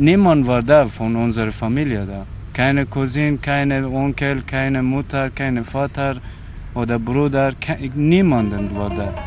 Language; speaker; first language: German; non-native, fluent; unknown